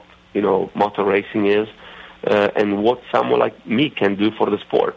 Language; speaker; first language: English; non-native, fluent; Italian